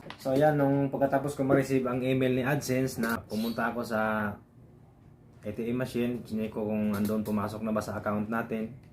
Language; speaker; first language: Filipino; non-native, local second language; Cebuano